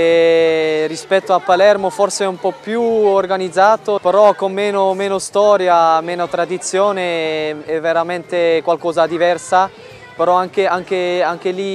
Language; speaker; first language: Italian; non-native, fluent; German